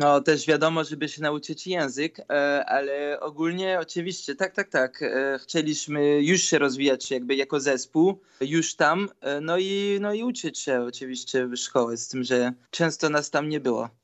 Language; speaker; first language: Polish; early bilingual, heritage; Polish